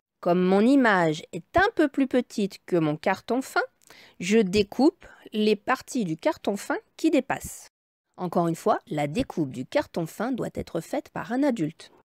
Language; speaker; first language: French; native; French